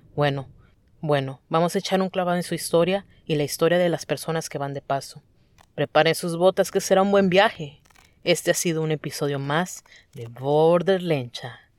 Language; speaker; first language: Spanish; native; Spanish